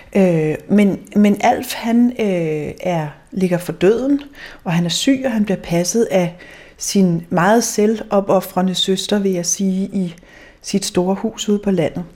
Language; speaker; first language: Danish; native; Danish